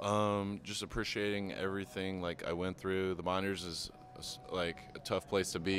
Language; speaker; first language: English; native; English